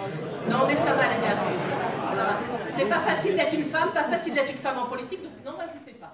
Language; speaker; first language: French; native; French